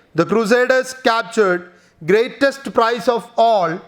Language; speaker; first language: English; non-native, local second language; Malayalam